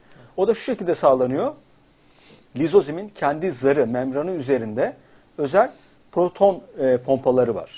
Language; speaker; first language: Turkish; native; Turkish